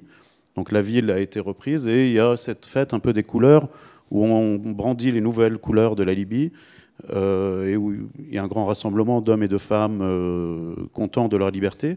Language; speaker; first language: French; native; French